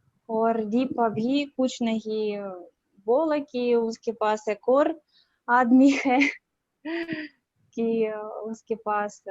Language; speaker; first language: Hindi; non-native, learner; Russian